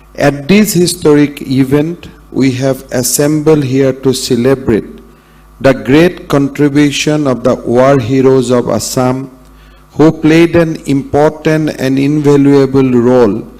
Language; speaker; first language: English; non-native, local second language; Assamese